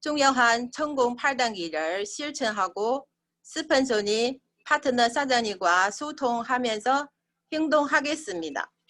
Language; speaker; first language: Korean; non-native, learner; Chinese